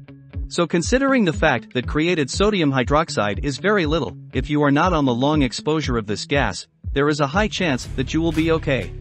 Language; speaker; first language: English; non-native, fluent; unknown